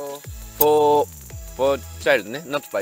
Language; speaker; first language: English; non-native, learner; Japanese